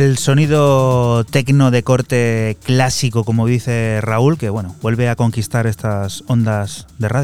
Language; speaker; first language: Spanish; native; Spanish